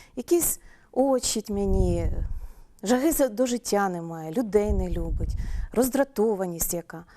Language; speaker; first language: Ukrainian; native; Ukrainian